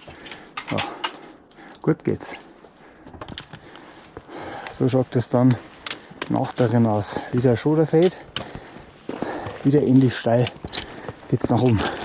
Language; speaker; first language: German; native; German